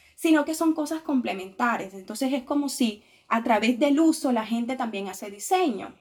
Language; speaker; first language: Spanish; native; Spanish